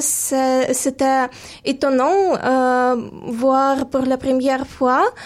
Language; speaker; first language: French; non-native, fluent; Ukrainian